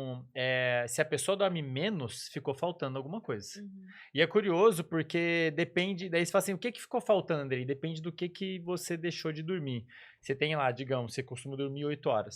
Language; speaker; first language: Portuguese; native; Portuguese